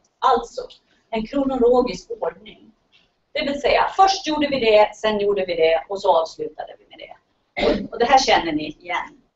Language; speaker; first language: Swedish; native; Swedish